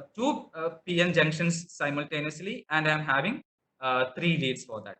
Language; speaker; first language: English; non-native, local second language; Malayalam